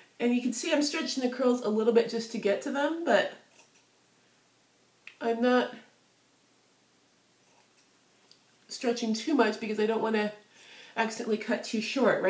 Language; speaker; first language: English; native; English